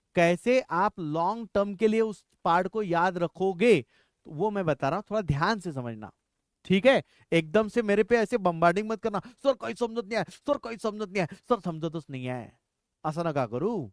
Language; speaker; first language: Hindi; non-native, local second language; Marathi